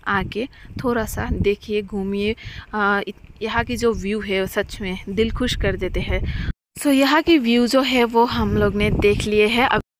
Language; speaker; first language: Hindi; non-native, local second language; Bangla